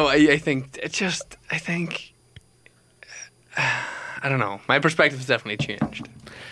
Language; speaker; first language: English; native; English